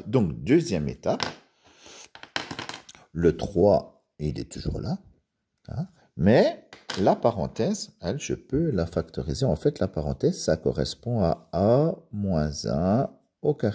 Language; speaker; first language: French; native; French